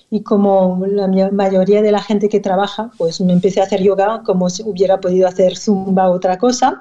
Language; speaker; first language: Spanish; non-native, fluent; French